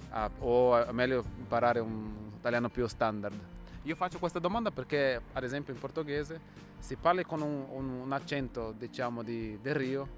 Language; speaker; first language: Italian; non-native, fluent; Portuguese